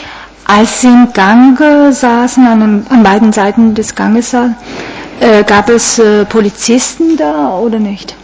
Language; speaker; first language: German; non-native, fluent; Italian